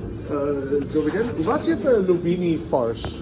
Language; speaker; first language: Russian; non-native, learner; English